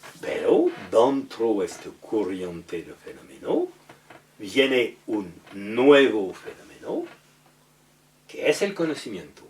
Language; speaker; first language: Spanish; non-native, learner; French